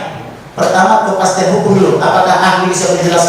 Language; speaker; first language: Indonesian; native; Indonesian